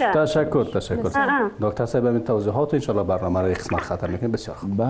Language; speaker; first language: Persian; native; Persian